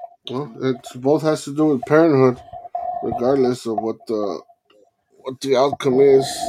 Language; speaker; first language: English; early bilingual, other home language; Spanish